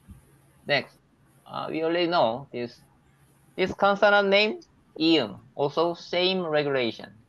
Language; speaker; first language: English; non-native, learner; Korean